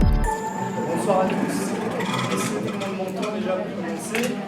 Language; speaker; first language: French; native; French